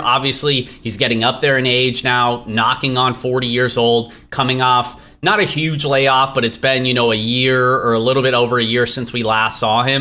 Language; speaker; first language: English; native; English